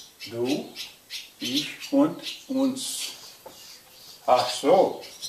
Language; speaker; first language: German; non-native, learner; English